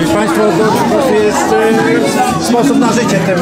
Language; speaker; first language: Polish; native; Polish